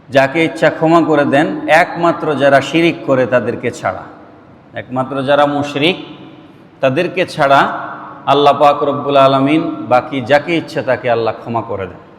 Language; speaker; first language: Bangla; non-native, local second language; Sylheti